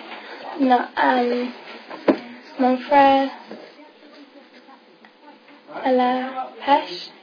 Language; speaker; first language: French; non-native, learner; English